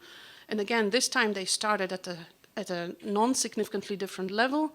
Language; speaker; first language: English; non-native, fluent; German